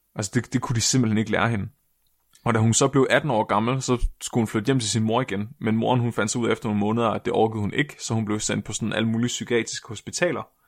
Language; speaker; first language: Danish; native; Danish